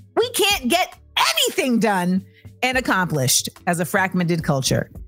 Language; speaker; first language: English; native; English